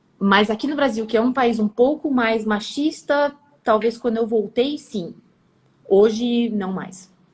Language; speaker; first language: Portuguese; early bilingual, other home language; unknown